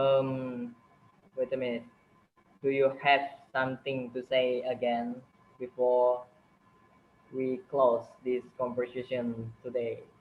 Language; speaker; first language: English; non-native, learner; Indonesian